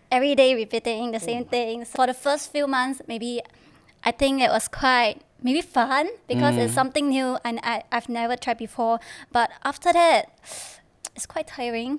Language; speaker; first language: English; non-native, local second language; Chinese